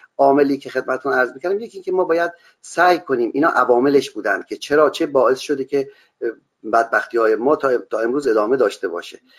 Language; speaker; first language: Persian; non-native, local second language; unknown